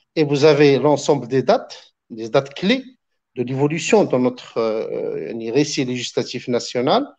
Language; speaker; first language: French; non-native, local second language; Arabic